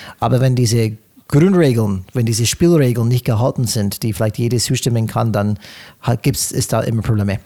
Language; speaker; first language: German; non-native, fluent; English